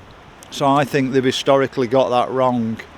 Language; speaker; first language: English; native; English